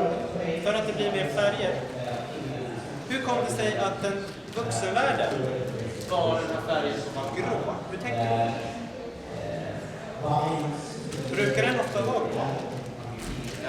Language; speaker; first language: Swedish; native; Swedish